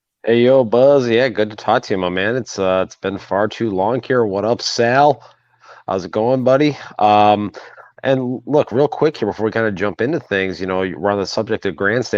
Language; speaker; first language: English; native; English